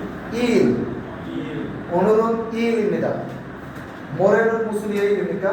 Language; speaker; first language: Korean; non-native, learner; Bangla